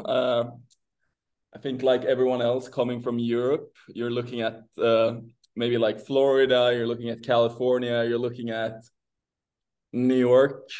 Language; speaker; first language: English; non-native, fluent; Swedish